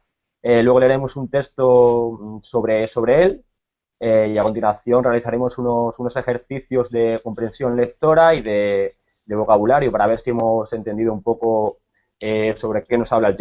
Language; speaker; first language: Spanish; native; Spanish